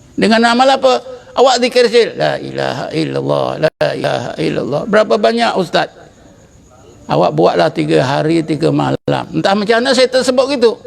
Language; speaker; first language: Malay; native; Malay